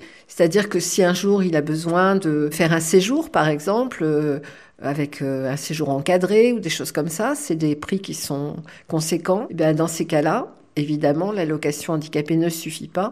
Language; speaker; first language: French; native; French